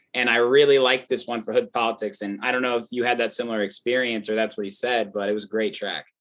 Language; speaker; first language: English; native; English